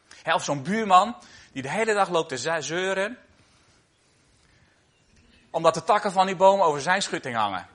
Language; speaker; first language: Dutch; native; Dutch